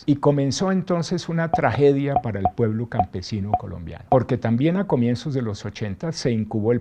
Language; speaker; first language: Spanish; native; Spanish